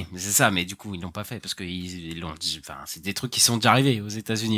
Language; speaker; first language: French; native; French